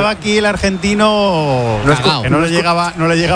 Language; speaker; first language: Spanish; native; Spanish